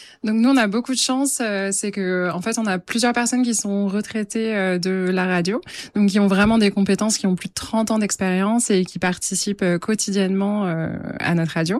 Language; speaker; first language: French; native; French